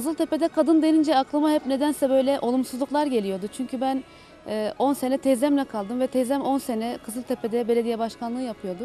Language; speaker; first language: Turkish; native; Turkish